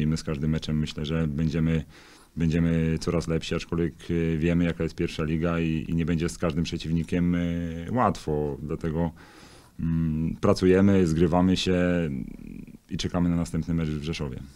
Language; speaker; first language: Polish; native; Polish